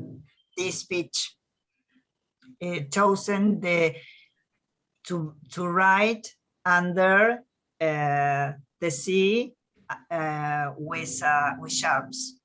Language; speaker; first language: English; non-native, learner; Spanish